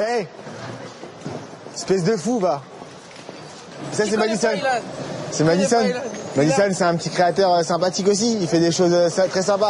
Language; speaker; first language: French; native; French